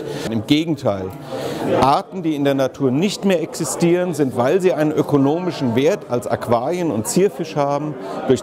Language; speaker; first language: German; native; German